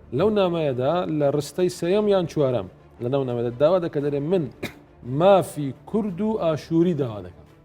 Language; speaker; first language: Central Kurdish; non-native, local second language; Assyrian Neo-Aramaic